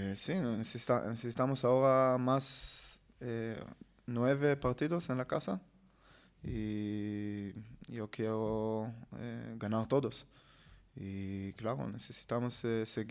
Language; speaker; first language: Spanish; non-native, learner; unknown